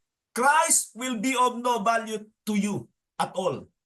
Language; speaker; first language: English; non-native, local second language; Filipino